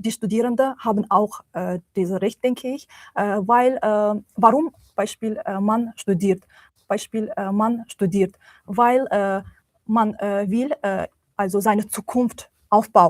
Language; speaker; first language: German; non-native, learner; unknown